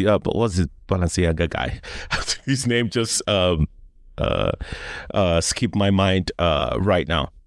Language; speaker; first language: English; non-native, local second language; Yoruba